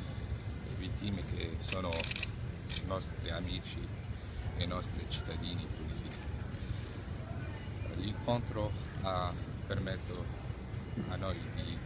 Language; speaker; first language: Italian; non-native, fluent; Arabic